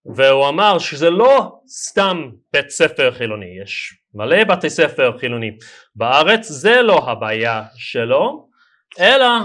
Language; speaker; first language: Hebrew; non-native, fluent; English